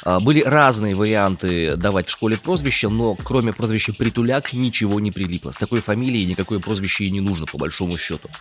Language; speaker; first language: Russian; native; Russian